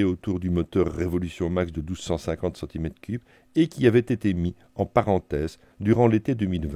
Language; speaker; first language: French; native; French